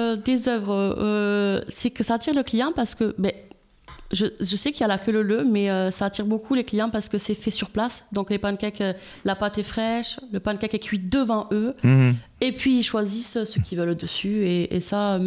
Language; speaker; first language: French; native; French